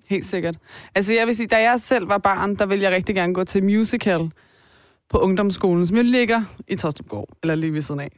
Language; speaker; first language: Danish; early bilingual, other home language; Persian